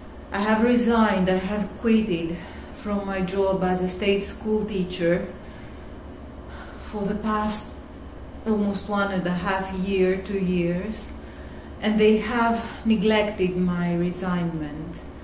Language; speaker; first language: English; non-native, fluent; Greek